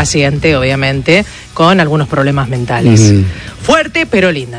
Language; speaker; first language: Spanish; native; Spanish